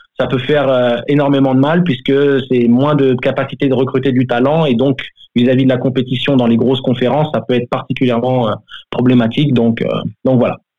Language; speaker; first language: French; native; French